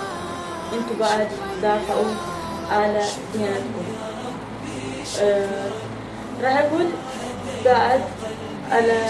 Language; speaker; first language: Arabic; non-native, learner; Oromo